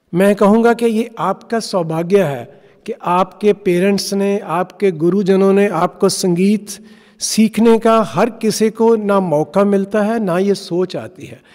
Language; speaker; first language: Hindi; non-native, local second language; Punjabi